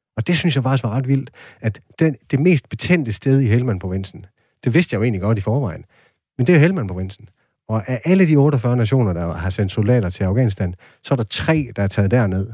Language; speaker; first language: Danish; native; Danish